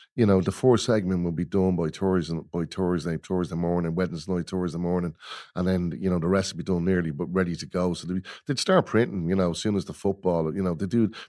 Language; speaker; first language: English; native; English